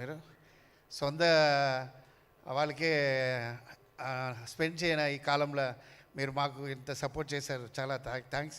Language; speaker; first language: Telugu; non-native, learner; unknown